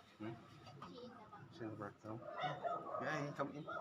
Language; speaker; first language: English; non-native, local second language; Filipino